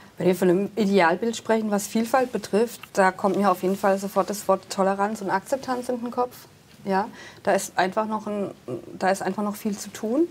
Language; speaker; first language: German; native; German